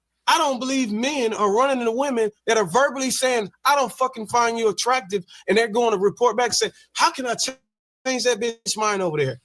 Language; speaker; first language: English; native; English